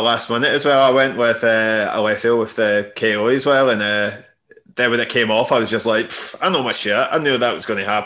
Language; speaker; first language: English; native; English